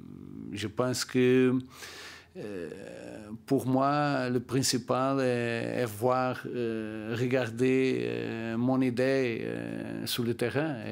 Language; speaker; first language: French; non-native, learner; Portuguese